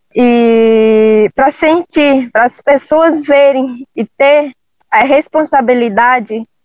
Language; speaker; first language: Portuguese; non-native, local second language; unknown